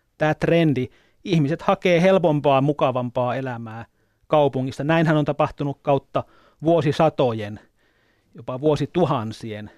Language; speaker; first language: Finnish; native; Finnish